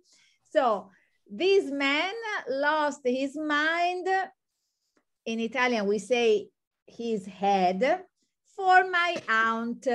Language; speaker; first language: English; non-native, fluent; Italian